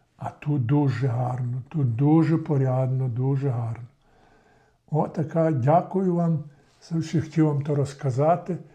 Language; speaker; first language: Ukrainian; native; Ukrainian